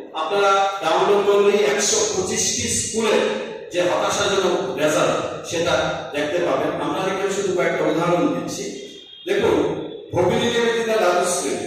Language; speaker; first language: Bangla; native; Bangla